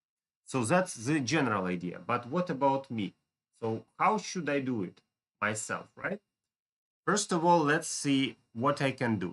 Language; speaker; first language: English; non-native, fluent; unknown